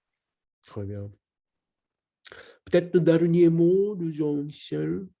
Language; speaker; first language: French; non-native, learner; Japanese